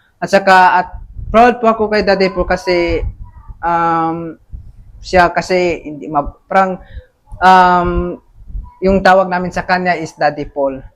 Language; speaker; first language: Filipino; non-native, local second language; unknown